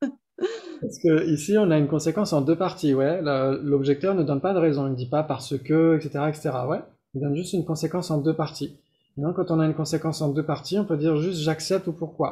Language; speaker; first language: French; native; French